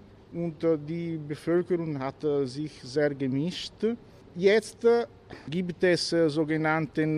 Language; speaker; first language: German; non-native, learner; Italian